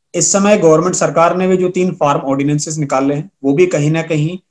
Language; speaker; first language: Hindi; native; Hindi